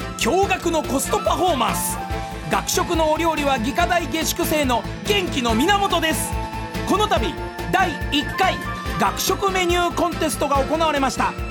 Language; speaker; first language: Japanese; native; Japanese